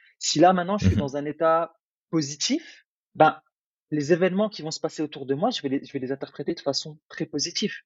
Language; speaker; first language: French; early bilingual, other home language; Arabic